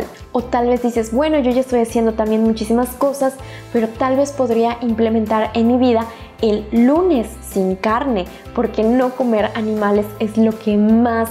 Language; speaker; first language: Spanish; native; Spanish